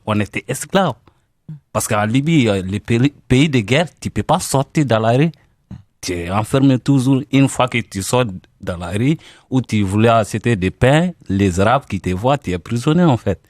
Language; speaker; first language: French; non-native, learner; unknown